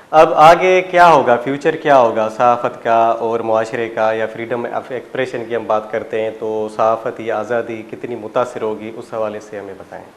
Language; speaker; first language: Urdu; non-native, local second language; Sindhi